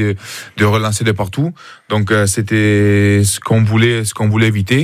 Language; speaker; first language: French; non-native, fluent; Italian